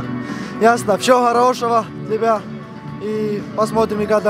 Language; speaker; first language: Russian; non-native, learner; Estonian